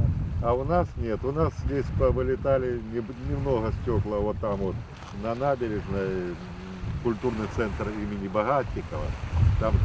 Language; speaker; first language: Russian; native; Russian